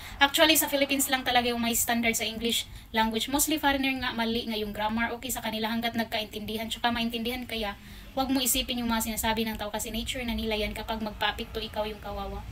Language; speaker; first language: Filipino; non-native, local second language; Cebuano